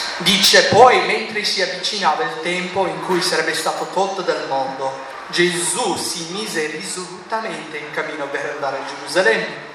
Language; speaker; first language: Italian; non-native, fluent; English